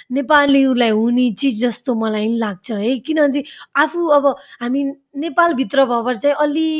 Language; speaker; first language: Nepali; early bilingual, heritage; Nepali